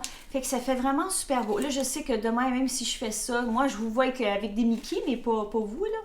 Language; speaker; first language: French; native; French